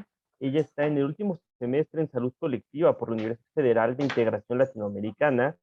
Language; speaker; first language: Spanish; native; Spanish